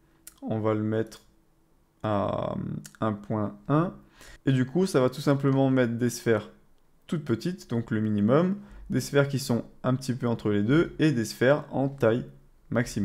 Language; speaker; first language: French; native; French